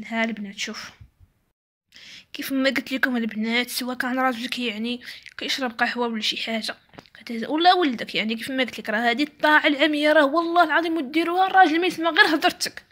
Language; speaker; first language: Arabic; native; Arabic